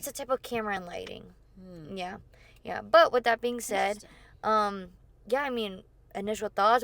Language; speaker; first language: English; native; English